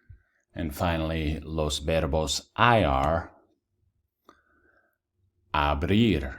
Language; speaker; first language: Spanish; non-native, fluent; English